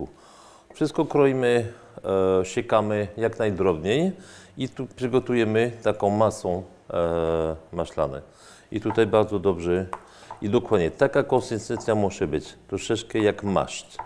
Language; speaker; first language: Polish; non-native, fluent; French